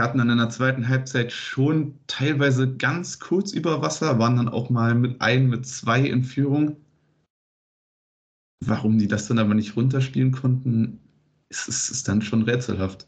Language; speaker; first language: German; native; German